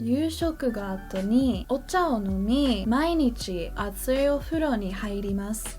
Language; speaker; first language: Japanese; non-native, fluent; English